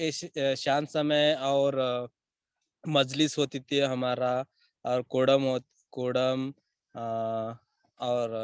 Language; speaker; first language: Hindi; non-native, local second language; Kannada